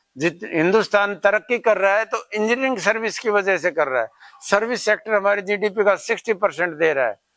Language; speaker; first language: Hindi; native; Hindi